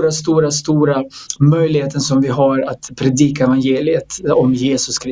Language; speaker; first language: Swedish; non-native, fluent; Croatian